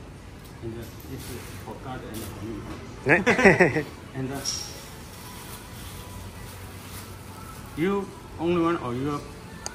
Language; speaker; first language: English; non-native, learner; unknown